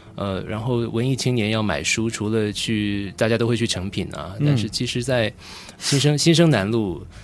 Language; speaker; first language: Chinese; native; Chinese